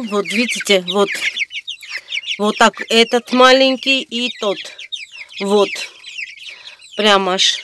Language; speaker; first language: Russian; non-native, fluent; Armenian